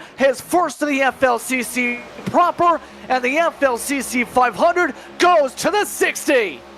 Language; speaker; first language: English; native; English